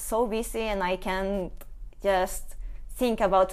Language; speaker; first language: English; non-native, learner; Spanish